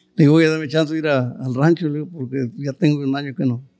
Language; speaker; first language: Spanish; native; Spanish